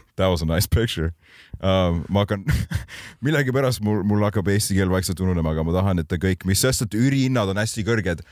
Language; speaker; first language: Estonian; early bilingual, heritage; Estonian